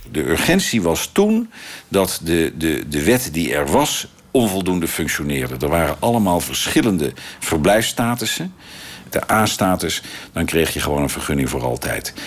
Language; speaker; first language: Dutch; native; Dutch